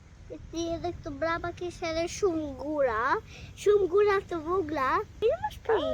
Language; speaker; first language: Albanian; early bilingual, heritage; Albanian